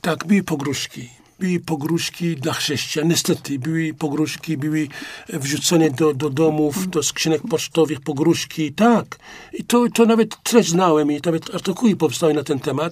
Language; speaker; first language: Polish; non-native, fluent; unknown